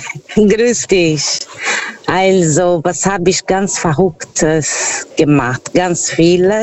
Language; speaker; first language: German; non-native, fluent; Portuguese